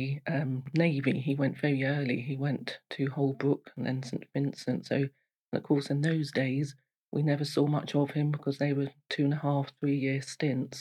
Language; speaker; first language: English; native; English